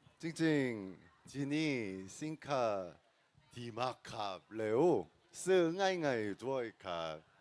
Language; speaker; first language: Thai; non-native, learner; Korean